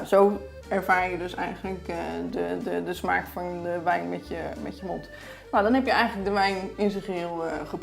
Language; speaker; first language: Dutch; native; Dutch